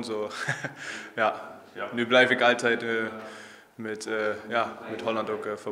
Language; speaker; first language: Dutch; non-native, fluent; German